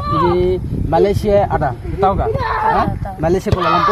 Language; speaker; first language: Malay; non-native, learner; Bangla